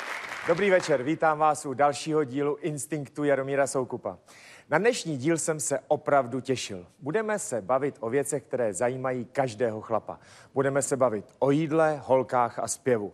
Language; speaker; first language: Czech; native; Czech